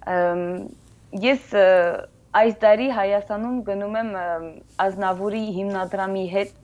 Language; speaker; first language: Armenian; early bilingual, heritage; French